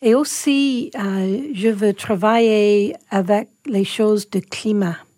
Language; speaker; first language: French; non-native, local second language; English